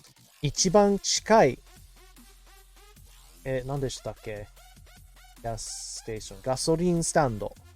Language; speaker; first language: Japanese; non-native, learner; English